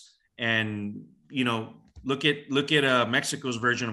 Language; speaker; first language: English; native; English